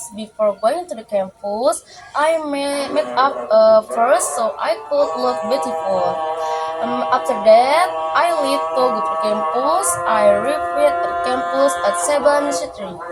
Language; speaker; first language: English; non-native, learner; Indonesian